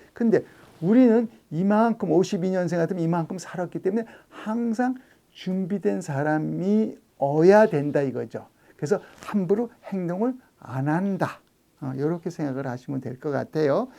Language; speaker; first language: Korean; native; Korean